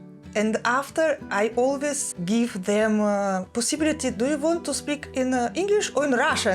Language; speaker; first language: English; non-native, fluent; Russian